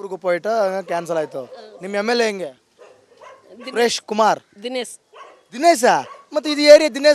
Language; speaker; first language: Kannada; native; Kannada